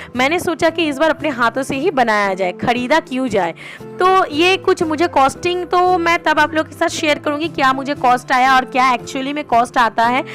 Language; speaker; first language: Hindi; non-native, local second language; Bangla